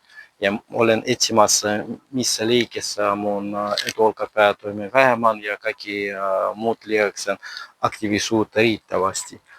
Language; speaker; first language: Finnish; non-native, learner; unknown